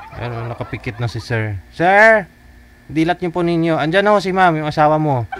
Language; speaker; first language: Filipino; native; Filipino